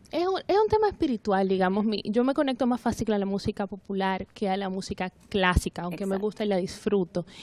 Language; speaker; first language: Spanish; native; Spanish